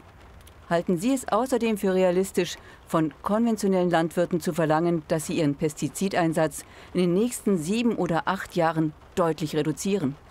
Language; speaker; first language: German; native; German